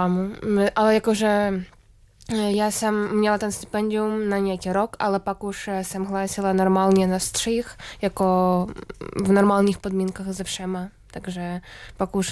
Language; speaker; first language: Czech; non-native, learner; Ukrainian